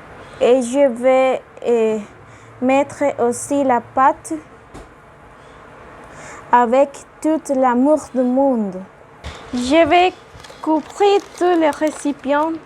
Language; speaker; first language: French; non-native, learner; Spanish